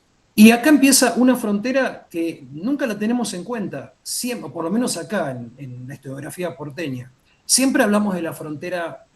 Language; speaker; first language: Spanish; native; Spanish